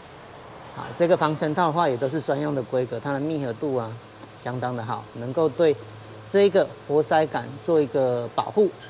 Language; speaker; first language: Chinese; native; Chinese